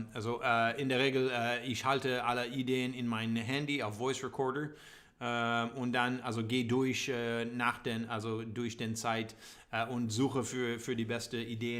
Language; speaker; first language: German; non-native, learner; English